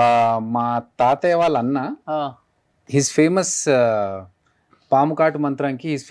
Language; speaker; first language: Telugu; native; Telugu